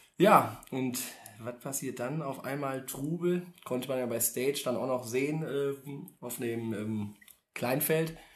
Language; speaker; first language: German; native; German